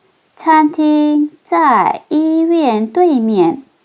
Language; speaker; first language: Chinese; non-native, fluent; Korean